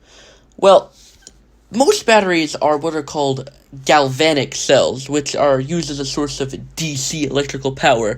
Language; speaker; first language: English; native; English